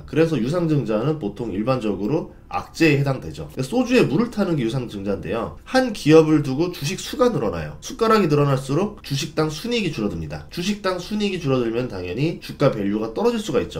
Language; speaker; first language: Korean; native; Korean